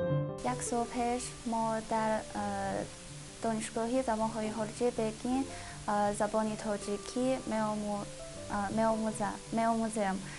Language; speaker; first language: Persian; non-native, learner; Chinese